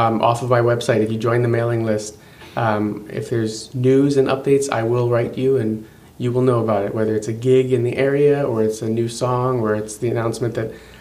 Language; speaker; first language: English; native; English